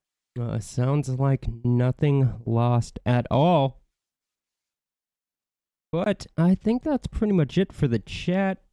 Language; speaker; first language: English; native; English